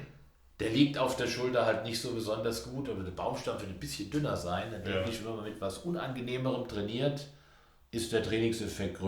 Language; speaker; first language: German; native; German